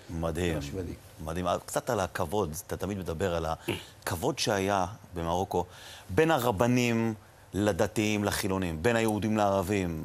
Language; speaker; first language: Hebrew; native; Hebrew